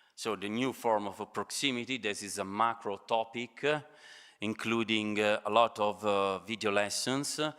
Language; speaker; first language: English; non-native, fluent; Italian